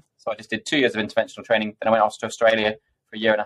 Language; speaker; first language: English; native; English